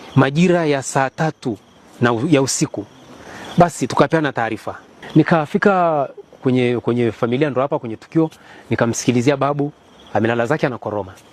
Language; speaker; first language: Swahili; native; Swahili